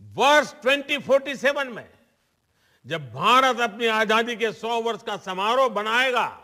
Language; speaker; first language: Hindi; non-native, local second language; Gujarati